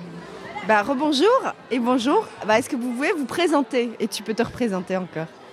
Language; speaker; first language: French; native; French